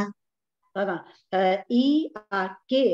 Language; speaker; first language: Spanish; non-native, learner; Chinese